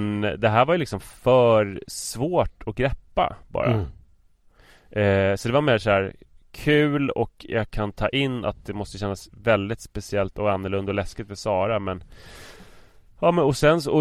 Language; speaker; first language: Swedish; native; Swedish